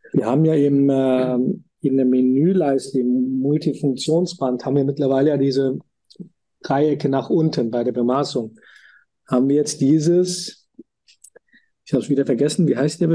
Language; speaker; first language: German; native; German